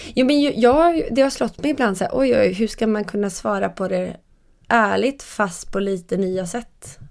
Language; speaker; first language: Swedish; native; Swedish